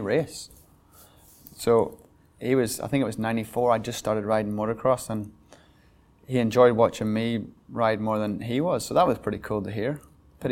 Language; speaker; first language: English; native; English